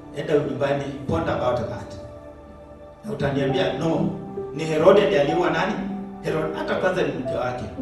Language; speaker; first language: Swahili; non-native, local second language; Luo (Kenya and Tanzania)